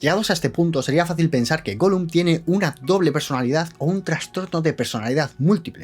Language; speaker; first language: Spanish; native; Spanish